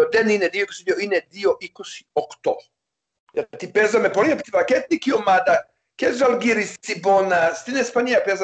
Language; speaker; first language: Greek; non-native, learner; Serbian